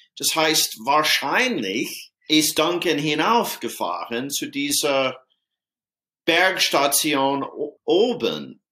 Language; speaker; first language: German; non-native, fluent; English